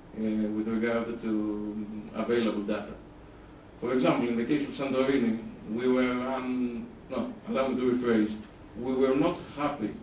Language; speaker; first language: English; non-native, fluent; Greek